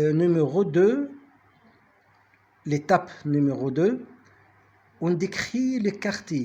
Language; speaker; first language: French; non-native, fluent; Arabic